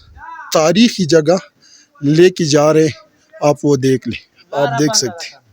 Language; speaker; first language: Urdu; non-native, local second language; Pashto